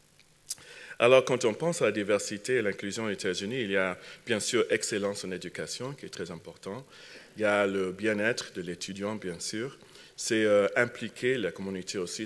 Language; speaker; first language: French; non-native, fluent; English